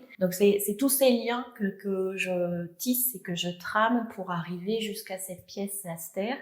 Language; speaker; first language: French; native; French